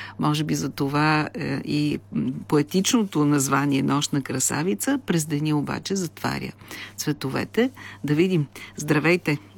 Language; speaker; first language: Bulgarian; native; Bulgarian